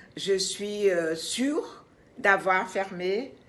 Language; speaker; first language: French; non-native, fluent; Portuguese